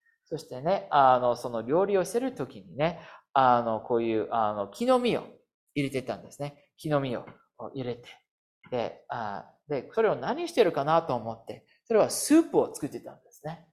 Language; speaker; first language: Japanese; non-native, fluent; English